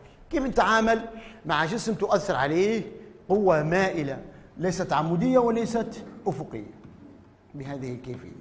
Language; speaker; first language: Arabic; native; Arabic